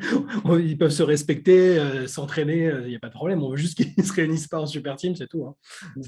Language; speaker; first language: French; native; French